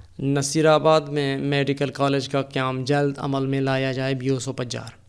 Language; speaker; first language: Urdu; non-native, local second language; Baluchi